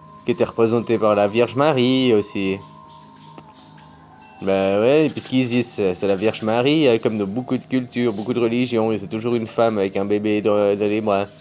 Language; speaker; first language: French; native; French